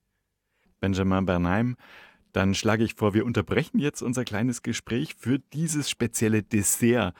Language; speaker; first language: German; native; German